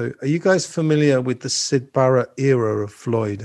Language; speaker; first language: English; native; English